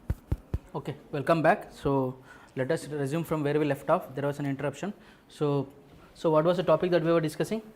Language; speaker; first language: English; non-native, local second language; Telugu